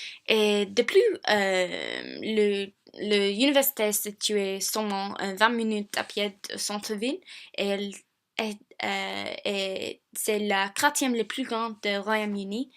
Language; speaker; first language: French; non-native, fluent; English